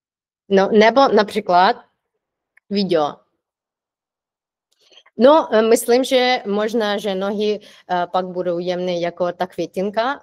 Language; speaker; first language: Czech; non-native, fluent; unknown